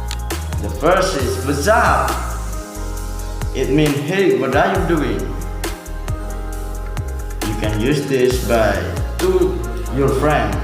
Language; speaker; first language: English; non-native, learner; Indonesian